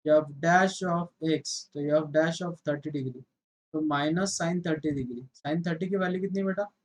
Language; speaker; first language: Hindi; non-native, local second language; Marathi